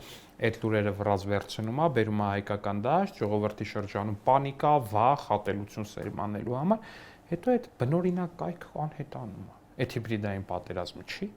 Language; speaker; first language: Armenian; native; Armenian